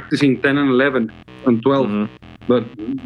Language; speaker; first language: English; non-native, fluent; Spanish